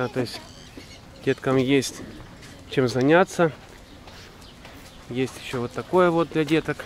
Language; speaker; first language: Russian; native; Russian